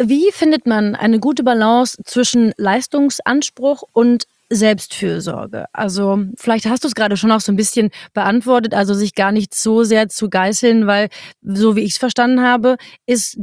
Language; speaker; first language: German; native; German